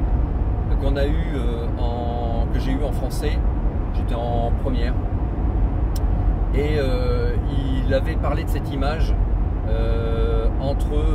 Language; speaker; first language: French; native; French